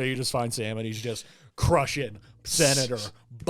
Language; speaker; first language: English; native; English